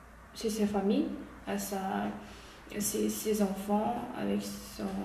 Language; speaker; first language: French; non-native, learner; Uyghur